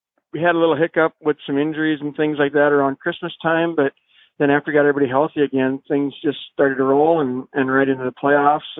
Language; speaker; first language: English; native; English